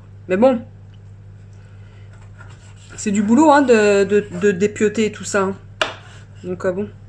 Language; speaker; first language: French; native; French